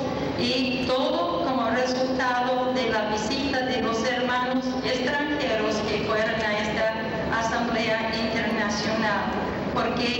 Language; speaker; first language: Spanish; non-native, fluent; English